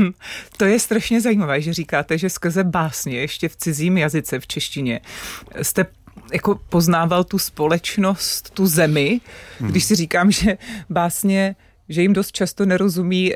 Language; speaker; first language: Czech; native; Czech